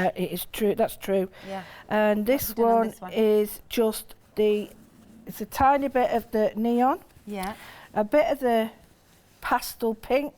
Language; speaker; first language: English; native; English